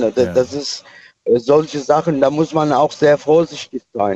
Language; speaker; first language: German; non-native, fluent; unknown